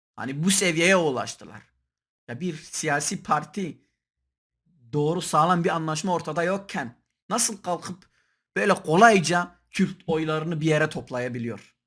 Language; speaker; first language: Turkish; non-native, local second language; Kurdish